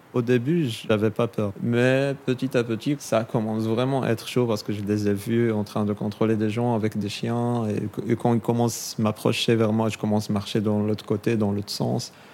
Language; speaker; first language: French; non-native, local second language; Arabic